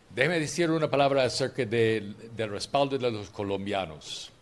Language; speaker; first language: Spanish; non-native, fluent; English